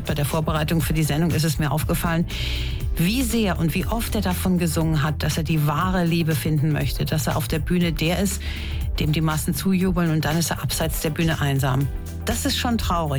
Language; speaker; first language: German; native; German